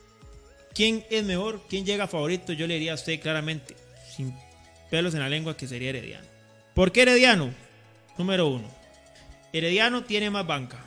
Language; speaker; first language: Spanish; native; Spanish